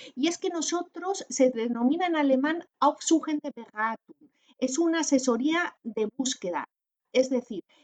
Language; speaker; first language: Spanish; native; Spanish